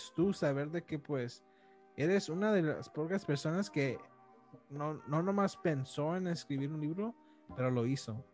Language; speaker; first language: Spanish; native; Spanish